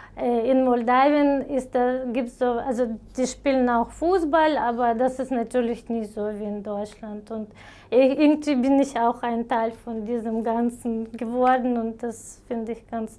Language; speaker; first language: German; non-native, fluent; Romanian